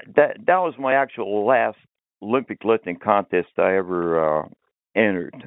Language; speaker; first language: English; early bilingual, other home language; Finnish